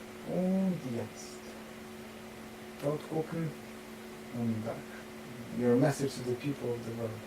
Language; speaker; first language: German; non-native, learner; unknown